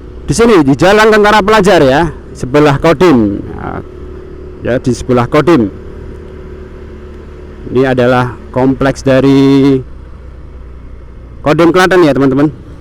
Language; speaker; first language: Indonesian; non-native, local second language; Javanese